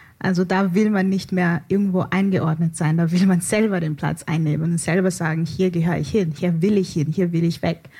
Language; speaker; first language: German; early bilingual, other home language; Igbo